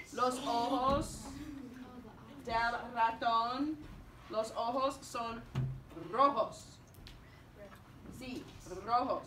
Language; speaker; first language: Spanish; non-native, fluent; English